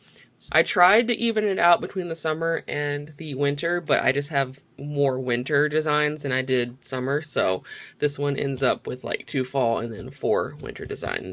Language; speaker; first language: English; native; English